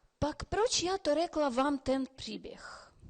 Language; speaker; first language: Czech; early bilingual, heritage; Ukrainian